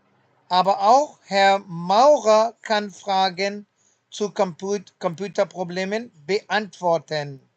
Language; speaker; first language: German; non-native, fluent; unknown